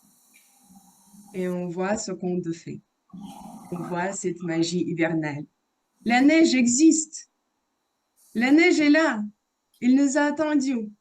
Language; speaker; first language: French; non-native, fluent; Russian